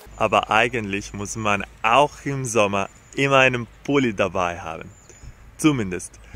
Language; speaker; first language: German; non-native, fluent; Spanish